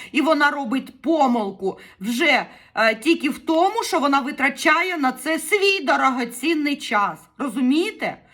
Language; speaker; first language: Ukrainian; native; Ukrainian